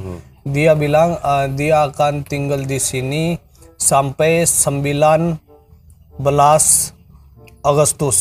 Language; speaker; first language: Indonesian; non-native, learner; Hindi